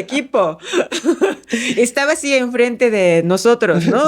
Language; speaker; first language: Spanish; non-native, fluent; Japanese